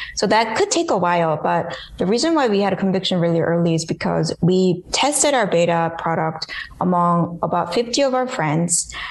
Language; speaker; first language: English; early bilingual, other home language; Korean